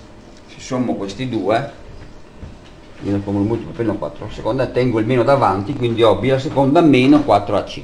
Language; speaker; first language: Italian; native; Italian